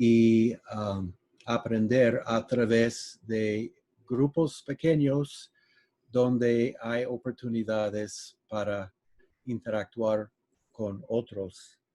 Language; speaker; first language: Spanish; non-native, fluent; English